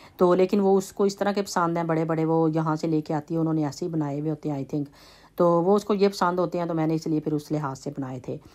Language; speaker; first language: Urdu; native; Urdu